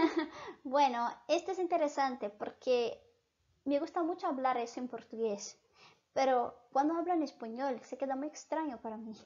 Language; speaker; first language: Spanish; non-native, fluent; Portuguese